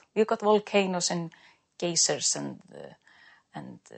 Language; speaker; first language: English; non-native, fluent; Icelandic